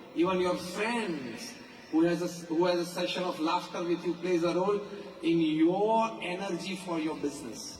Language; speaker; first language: English; non-native, local second language; Gujarati